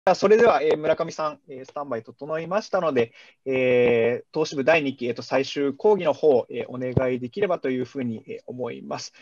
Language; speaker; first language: Japanese; native; Japanese